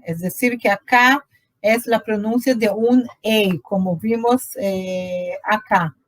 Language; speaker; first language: Spanish; non-native, fluent; Portuguese